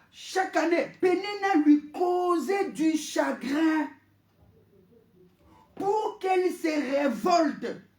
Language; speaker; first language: French; non-native, local second language; Lingala